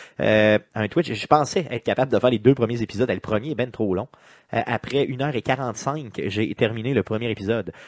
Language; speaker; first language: French; native; French